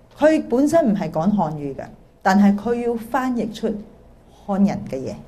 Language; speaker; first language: Cantonese; early bilingual, heritage; Cantonese